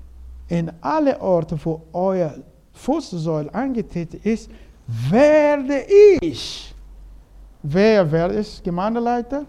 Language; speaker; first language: German; non-native, learner; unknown